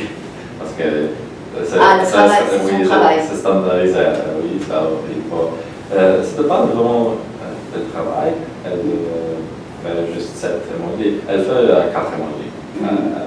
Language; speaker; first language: French; non-native, learner; Polish